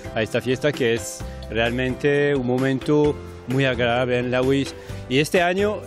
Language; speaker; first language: Spanish; non-native, fluent; French